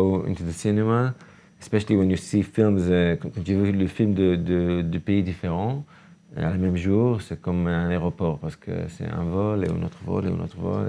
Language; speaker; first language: French; non-native, learner; Hebrew